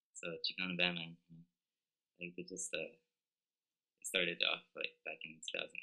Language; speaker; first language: English; native; English